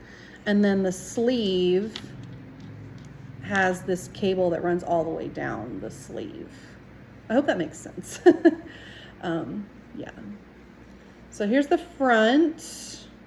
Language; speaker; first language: English; native; English